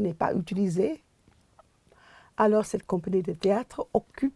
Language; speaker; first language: French; non-native, fluent; English